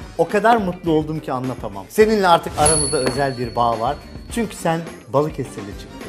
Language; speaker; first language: Turkish; native; Turkish